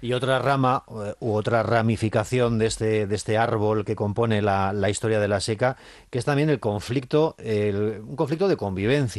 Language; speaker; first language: Spanish; native; Spanish